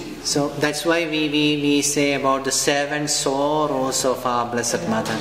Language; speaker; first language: English; non-native, local second language; Malayalam